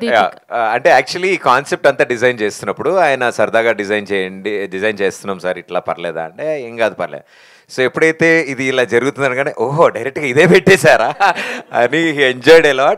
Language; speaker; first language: Telugu; native; Telugu